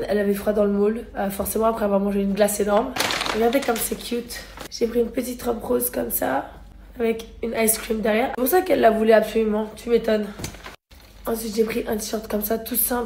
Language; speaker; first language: French; native; French